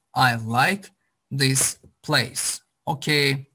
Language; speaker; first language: English; non-native, fluent; Azerbaijani